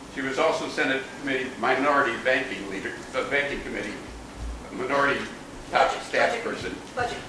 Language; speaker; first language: English; native; English